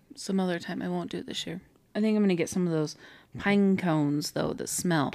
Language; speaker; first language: English; native; English